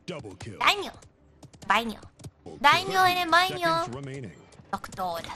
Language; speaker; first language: Spanish; non-native, learner; English